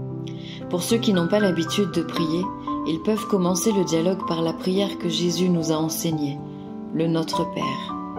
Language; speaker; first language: French; native; French